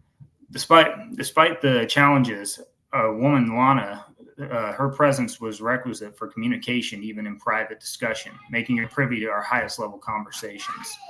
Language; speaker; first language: English; native; English